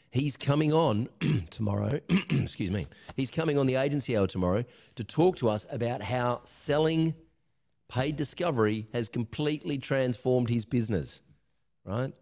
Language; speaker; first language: English; native; English